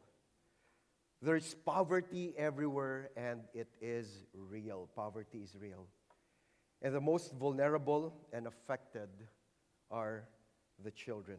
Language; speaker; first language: English; non-native, local second language; Filipino